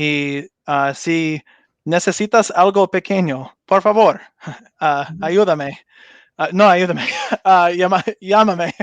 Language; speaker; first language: Spanish; non-native, learner; English